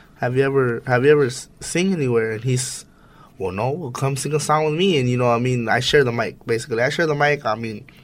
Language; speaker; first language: English; native; English